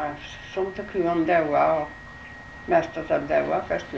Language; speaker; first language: Norwegian; early bilingual, heritage; Norwegian